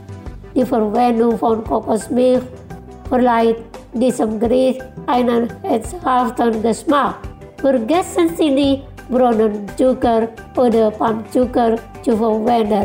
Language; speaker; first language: German; non-native, fluent; Indonesian